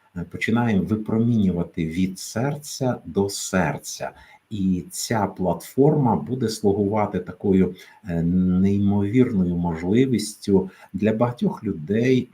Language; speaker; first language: Ukrainian; native; Ukrainian